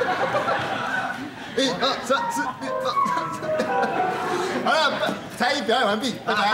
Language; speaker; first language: Chinese; native; Chinese